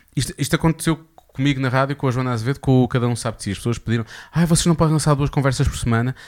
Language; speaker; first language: Portuguese; native; Portuguese